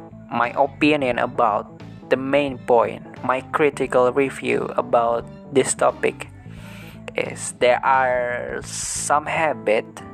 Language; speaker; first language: English; non-native, learner; Indonesian